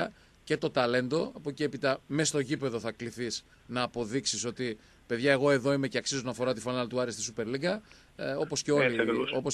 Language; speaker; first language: Greek; native; Greek